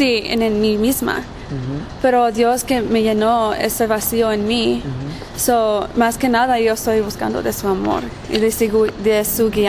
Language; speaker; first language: Spanish; early bilingual, heritage; Spanish